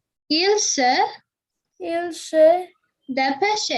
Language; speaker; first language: French; non-native, learner; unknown